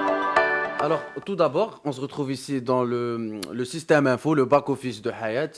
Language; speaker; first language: French; non-native, local second language; Arabic